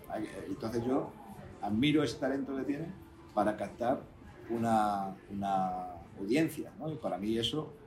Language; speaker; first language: Spanish; native; Spanish